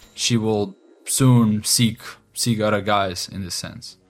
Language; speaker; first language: English; non-native, fluent; German